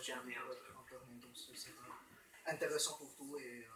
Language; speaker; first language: French; non-native, fluent; Romanian